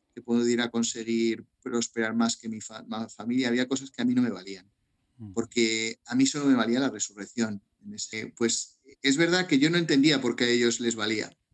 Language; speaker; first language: Spanish; native; Spanish